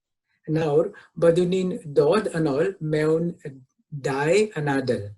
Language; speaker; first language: Welsh; non-native, fluent; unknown